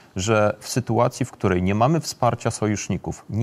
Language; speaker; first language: Polish; native; Polish